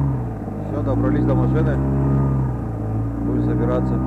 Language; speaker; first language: Russian; native; Russian